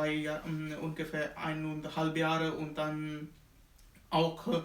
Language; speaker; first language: German; non-native, learner; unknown